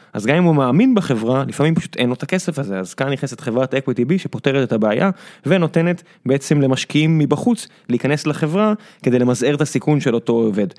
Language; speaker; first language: Hebrew; native; Hebrew